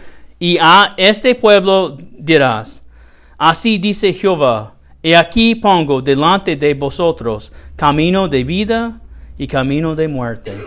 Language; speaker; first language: Spanish; non-native, learner; English